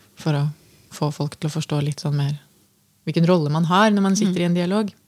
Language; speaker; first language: Norwegian; native; Norwegian